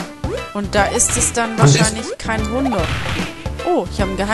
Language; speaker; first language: German; native; German